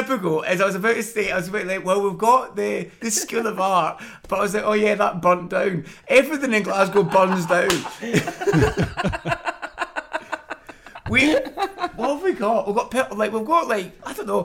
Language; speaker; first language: English; native; English